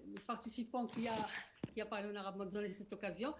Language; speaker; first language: French; non-native, local second language; Arabic